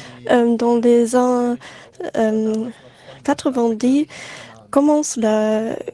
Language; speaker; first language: French; non-native, learner; German